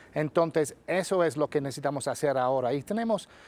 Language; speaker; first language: Spanish; non-native, fluent; English